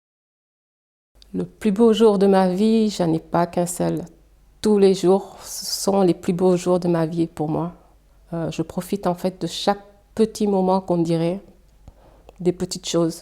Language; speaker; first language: French; early bilingual, other home language; Fula